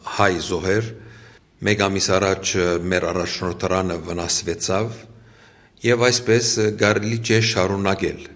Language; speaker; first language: Armenian; early bilingual, heritage; Armenian